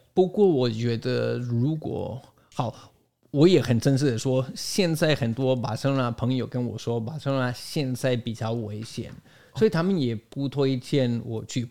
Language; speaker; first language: Chinese; non-native, fluent; Spanish